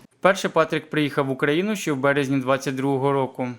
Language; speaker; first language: Ukrainian; native; Ukrainian